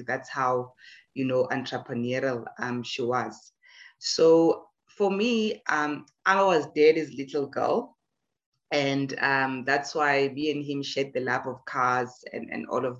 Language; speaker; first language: English; non-native, local second language; Zulu